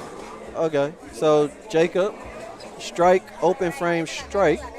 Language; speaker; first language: English; native; English